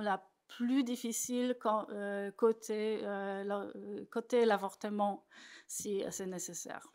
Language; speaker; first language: French; non-native, fluent; Polish